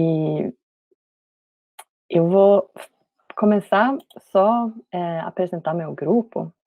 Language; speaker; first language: Portuguese; non-native, fluent; Swedish